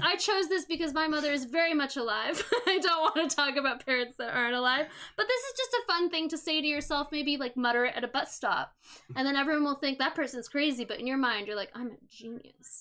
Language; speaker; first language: English; native; English